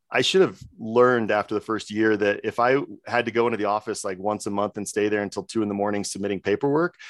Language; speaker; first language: English; native; English